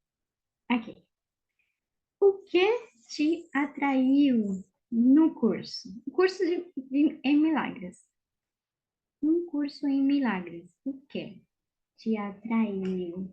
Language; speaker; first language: Portuguese; non-native, fluent; Spanish